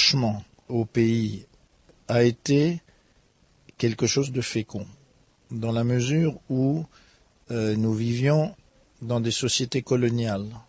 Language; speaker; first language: French; non-native, local second language; Lingala